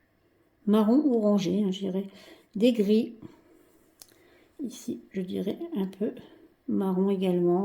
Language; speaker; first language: French; native; French